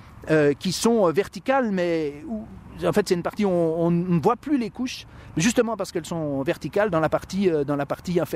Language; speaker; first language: French; native; French